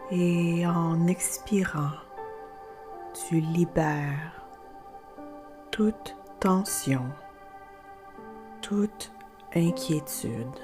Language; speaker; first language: French; native; French